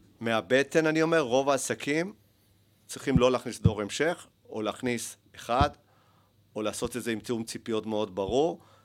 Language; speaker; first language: Hebrew; early bilingual, other home language; Spanish